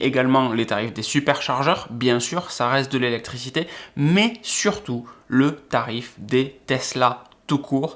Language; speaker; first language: French; native; French